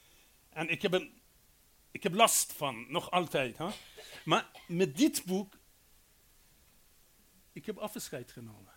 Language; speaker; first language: Dutch; non-native, fluent; Persian